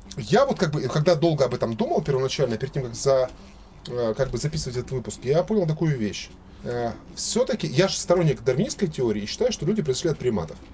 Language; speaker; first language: Russian; native; Russian